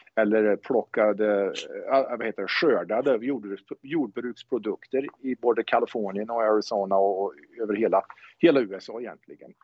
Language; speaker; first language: Swedish; native; Swedish